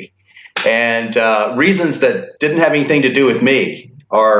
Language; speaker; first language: English; native; English